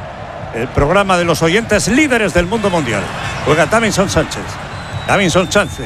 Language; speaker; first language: Spanish; native; Spanish